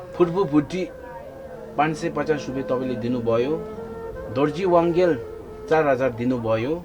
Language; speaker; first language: Nepali; non-native, local second language; Tibetan